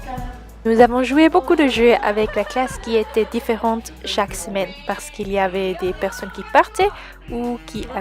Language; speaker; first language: French; non-native, local second language; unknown